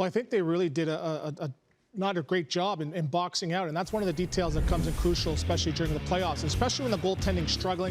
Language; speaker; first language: English; native; English